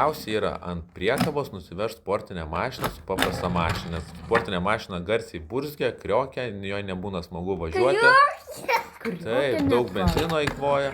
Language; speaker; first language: Lithuanian; native; Lithuanian